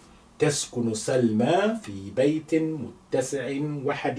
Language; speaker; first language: Arabic; non-native, fluent; English